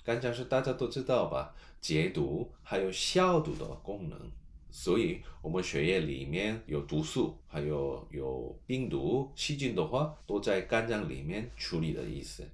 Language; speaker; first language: Chinese; non-native, learner; Korean